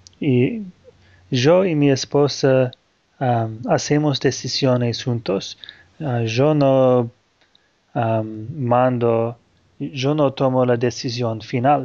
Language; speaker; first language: Spanish; non-native, fluent; Portuguese